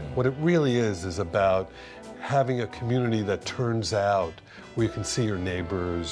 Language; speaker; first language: English; native; English